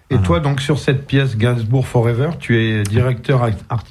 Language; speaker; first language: French; native; French